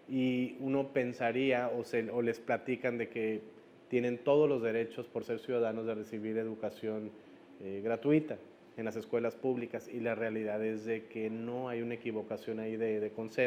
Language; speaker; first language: Spanish; native; Spanish